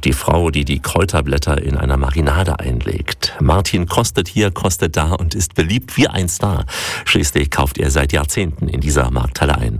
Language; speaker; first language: German; native; German